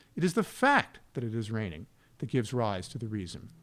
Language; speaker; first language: English; native; English